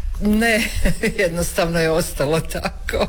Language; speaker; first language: Croatian; native; Croatian